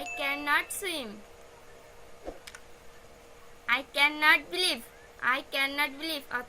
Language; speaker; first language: English; non-native, fluent; Bangla